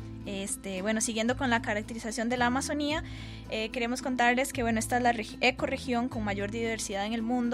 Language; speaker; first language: Spanish; native; Spanish